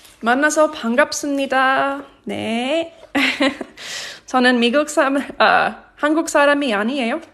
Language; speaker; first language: Korean; non-native, fluent; English